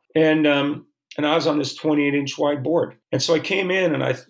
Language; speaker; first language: English; native; English